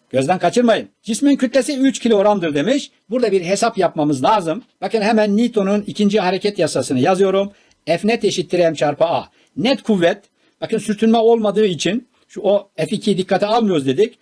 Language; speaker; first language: Turkish; native; Turkish